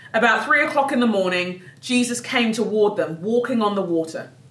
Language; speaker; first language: English; native; English